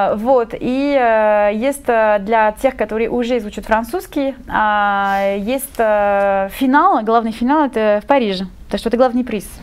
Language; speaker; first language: Russian; non-native, fluent; French